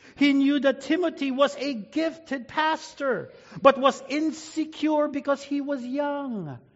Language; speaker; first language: English; non-native, local second language; Filipino